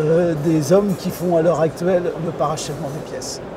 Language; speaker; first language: French; native; French